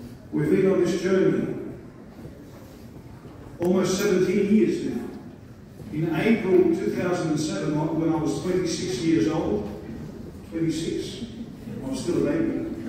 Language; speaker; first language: English; early bilingual, other home language; Greek